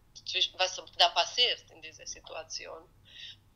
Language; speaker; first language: German; non-native, fluent; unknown